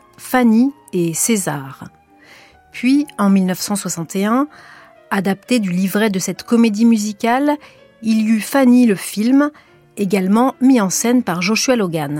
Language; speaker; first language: French; native; French